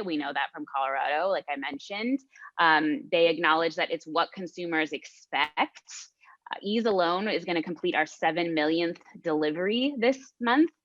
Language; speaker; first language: English; native; English